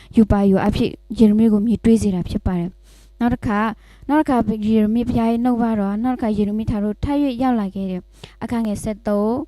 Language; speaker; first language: Burmese; non-native, local second language; S'gaw Karen